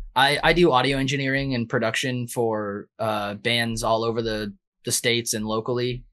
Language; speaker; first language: English; native; English